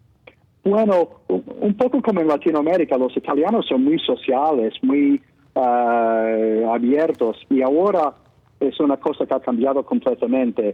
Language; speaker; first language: Spanish; non-native, fluent; Italian